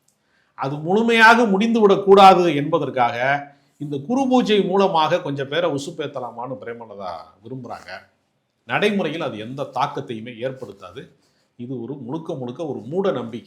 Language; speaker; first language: Tamil; native; Tamil